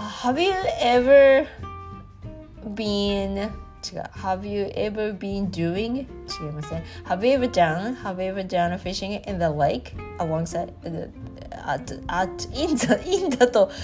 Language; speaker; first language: English; non-native, learner; Japanese